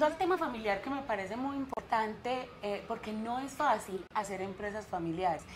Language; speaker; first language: Spanish; native; Spanish